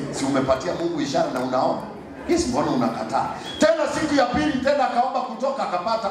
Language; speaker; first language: Swahili; non-native, local second language; Gusii